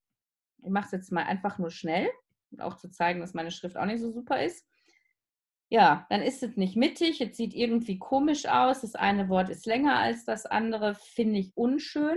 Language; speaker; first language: German; native; German